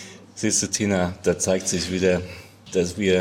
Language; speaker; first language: German; native; German